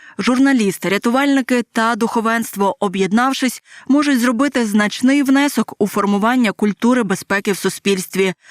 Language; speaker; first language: Ukrainian; native; Ukrainian